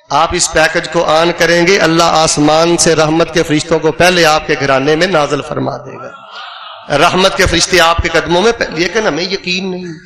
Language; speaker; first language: Urdu; non-native, local second language; Punjabi